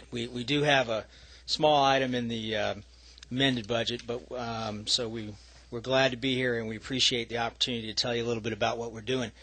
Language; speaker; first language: English; native; English